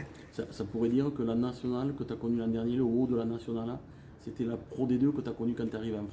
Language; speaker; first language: French; native; French